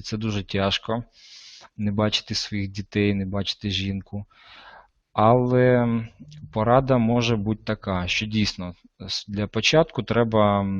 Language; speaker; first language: Ukrainian; non-native, local second language; Russian